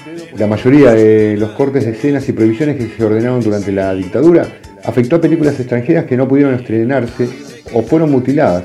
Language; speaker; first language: Spanish; native; Spanish